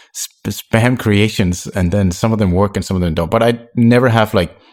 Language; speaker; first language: English; non-native, fluent; Danish